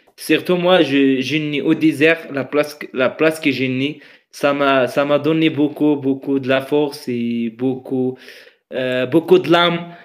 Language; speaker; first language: French; non-native, fluent; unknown